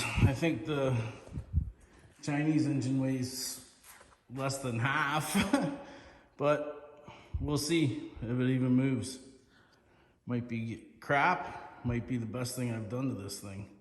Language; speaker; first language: English; native; English